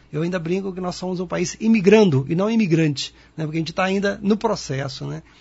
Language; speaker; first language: Portuguese; native; Portuguese